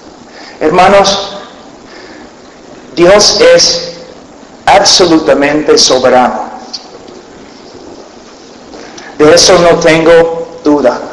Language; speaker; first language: Spanish; non-native, fluent; English